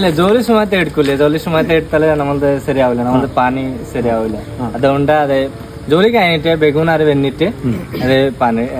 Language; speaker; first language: Malayalam; non-native, learner; Bangla